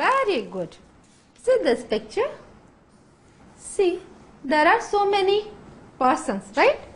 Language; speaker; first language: English; non-native, fluent; Gujarati